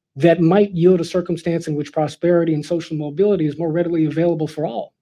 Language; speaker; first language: English; native; English